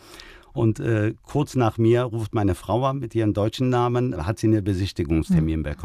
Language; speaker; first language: German; early bilingual, other home language; Turkish